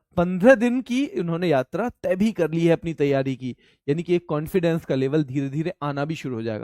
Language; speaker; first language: Hindi; native; Hindi